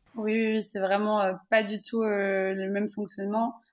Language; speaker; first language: French; native; French